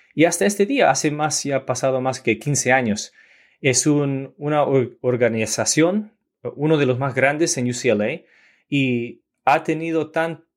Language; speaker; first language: Spanish; early bilingual, heritage; Spanish